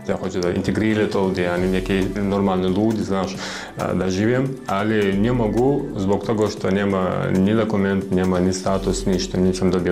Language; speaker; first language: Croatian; non-native, learner; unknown